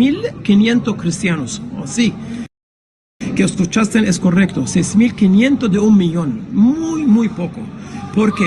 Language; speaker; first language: Spanish; non-native, fluent; Arabic